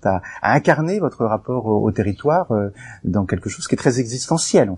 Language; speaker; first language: French; native; French